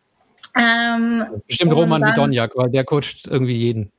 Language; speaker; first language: German; native; German